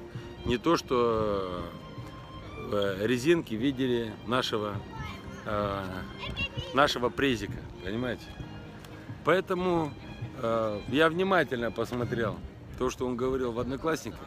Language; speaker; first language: Russian; native; Russian